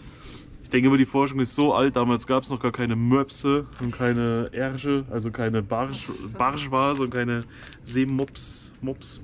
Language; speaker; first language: German; native; German